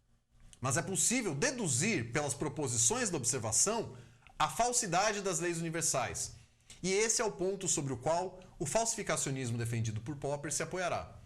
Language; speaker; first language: Portuguese; native; Portuguese